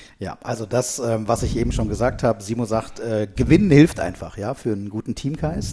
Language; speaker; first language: German; native; German